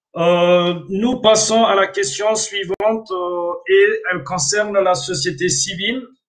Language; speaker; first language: French; non-native, local second language; Somali